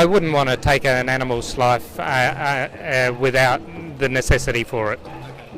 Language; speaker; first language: English; native; English